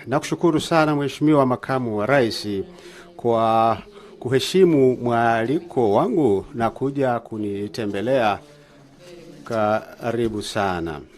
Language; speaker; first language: Swahili; native; Swahili